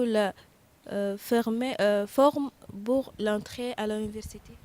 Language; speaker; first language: French; non-native, learner; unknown